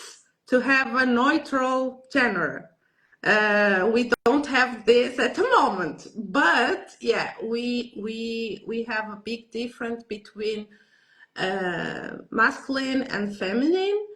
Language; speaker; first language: English; non-native, learner; Portuguese